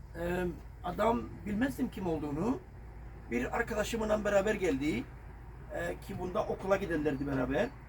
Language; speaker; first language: Turkish; native; Turkish